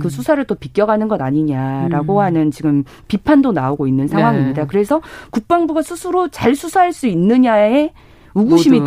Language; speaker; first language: Korean; native; Korean